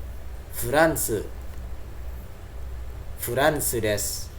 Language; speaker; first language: Japanese; non-native, fluent; Indonesian